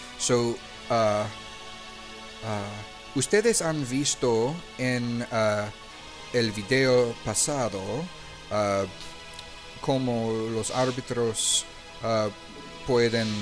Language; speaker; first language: Spanish; non-native, learner; English